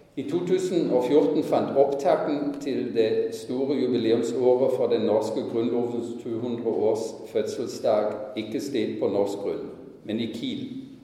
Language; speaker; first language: Norwegian; non-native, fluent; German